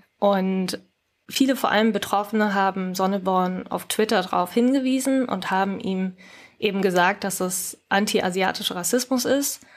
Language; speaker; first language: German; early bilingual, other home language; Japanese